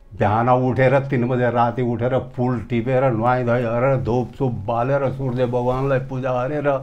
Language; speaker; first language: Nepali; native; Nepali